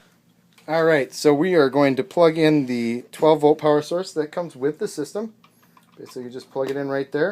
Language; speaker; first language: English; native; English